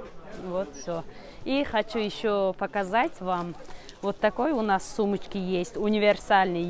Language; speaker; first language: Russian; non-native, learner; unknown